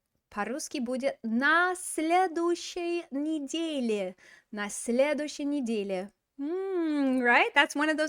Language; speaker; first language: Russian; non-native, fluent; English